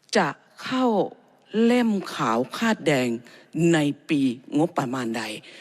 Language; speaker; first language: Thai; native; Thai